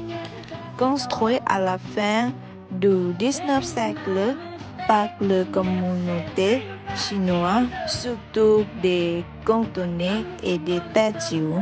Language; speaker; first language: French; non-native, learner; Thai